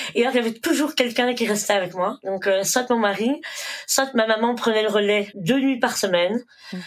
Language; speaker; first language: French; native; French